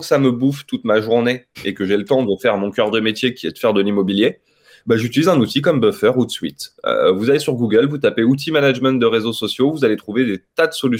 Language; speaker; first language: French; native; French